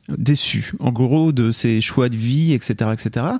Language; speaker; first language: French; native; French